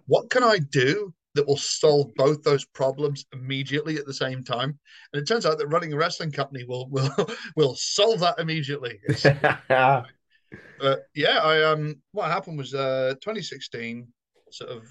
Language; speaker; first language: English; native; English